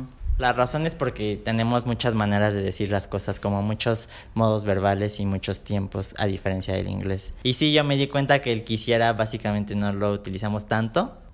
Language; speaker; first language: Spanish; native; Spanish